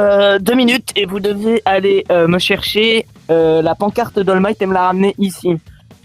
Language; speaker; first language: French; native; French